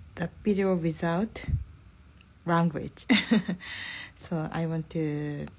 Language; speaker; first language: English; non-native, learner; Japanese